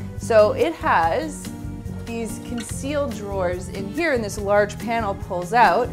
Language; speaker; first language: English; native; English